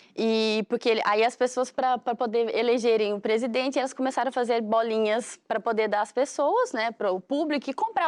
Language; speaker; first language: Portuguese; native; Portuguese